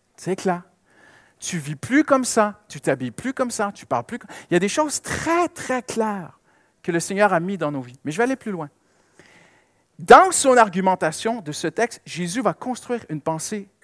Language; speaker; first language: French; native; French